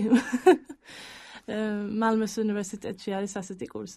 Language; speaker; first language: Georgian; early bilingual, heritage; Georgian